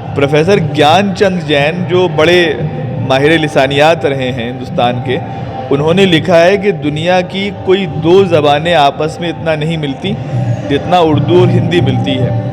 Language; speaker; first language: Urdu; native; Urdu